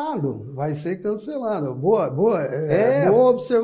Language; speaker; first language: Portuguese; native; Portuguese